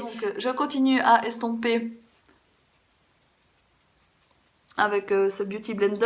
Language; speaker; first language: French; native; French